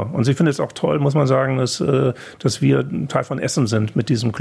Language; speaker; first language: German; native; German